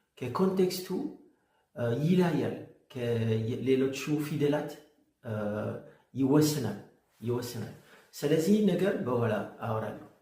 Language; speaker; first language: Amharic; non-native, learner; French